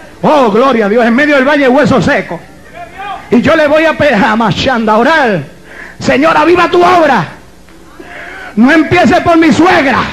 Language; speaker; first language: Spanish; native; Spanish